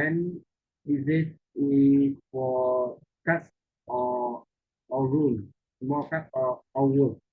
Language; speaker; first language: English; non-native, learner; Vietnamese